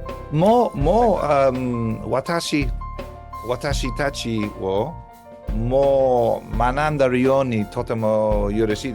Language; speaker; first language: Japanese; non-native, learner; English